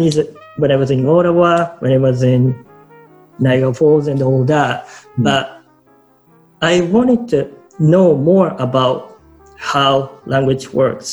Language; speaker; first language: English; non-native, fluent; Japanese